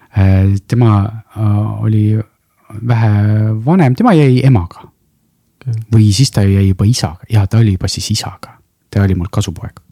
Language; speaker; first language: Estonian; non-native, local second language; Russian